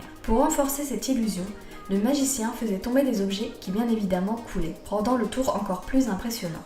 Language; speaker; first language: French; native; French